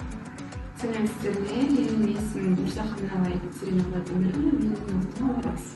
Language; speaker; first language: Kazakh; non-native, local second language; Russian